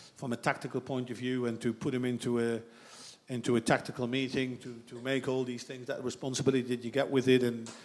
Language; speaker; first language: English; non-native, fluent; Dutch